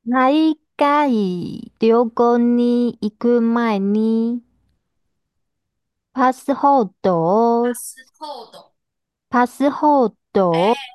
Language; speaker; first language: Japanese; non-native, learner; Chinese